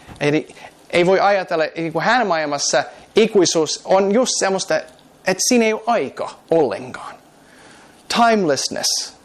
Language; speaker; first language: Finnish; non-native, fluent; English